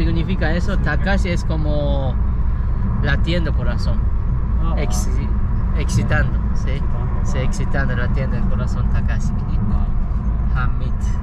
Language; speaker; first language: Spanish; non-native, fluent; Japanese